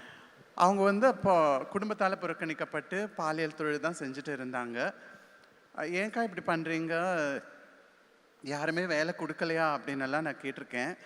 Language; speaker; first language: Tamil; native; Tamil